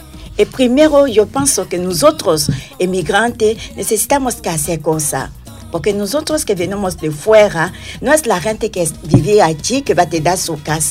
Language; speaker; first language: Spanish; non-native, learner; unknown